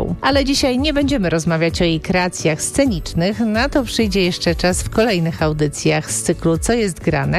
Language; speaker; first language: Polish; native; Polish